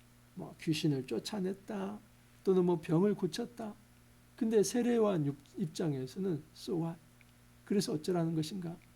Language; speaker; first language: Korean; native; Korean